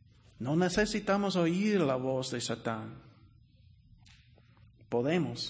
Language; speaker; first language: Spanish; non-native, learner; English